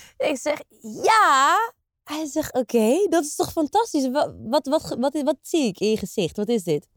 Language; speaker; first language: Dutch; native; Dutch